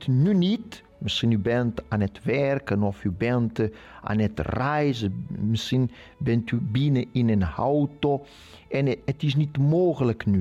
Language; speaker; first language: Dutch; non-native, fluent; Portuguese